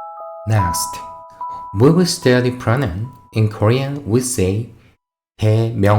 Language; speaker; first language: English; non-native, fluent; Korean